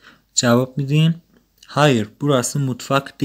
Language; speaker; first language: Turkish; non-native, fluent; Persian